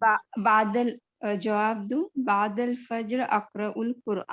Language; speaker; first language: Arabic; non-native, learner; Urdu